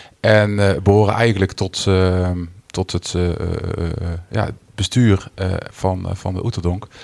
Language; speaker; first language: Dutch; native; Dutch